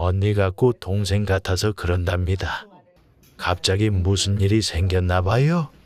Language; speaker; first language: Korean; native; Korean